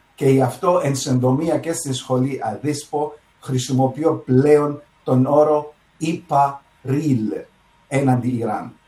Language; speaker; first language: Greek; early bilingual, heritage; Arabic